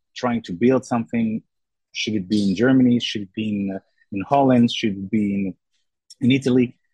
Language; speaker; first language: English; non-native, fluent; French